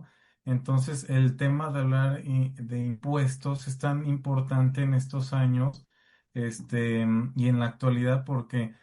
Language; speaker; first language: Spanish; native; Spanish